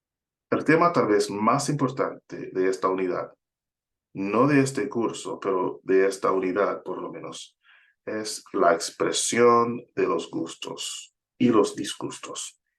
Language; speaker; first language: Spanish; non-native, fluent; English